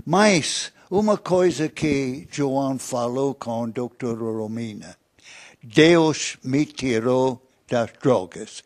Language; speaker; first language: Portuguese; non-native, learner; English